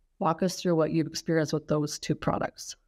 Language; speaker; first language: English; native; English